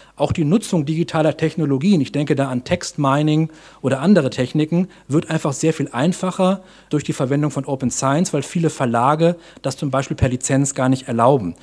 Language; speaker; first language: German; native; German